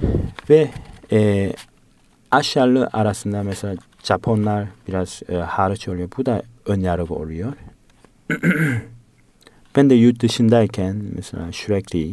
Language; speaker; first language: Turkish; non-native, fluent; Korean